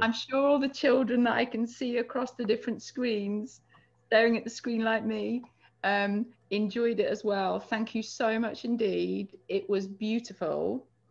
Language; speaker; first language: English; native; English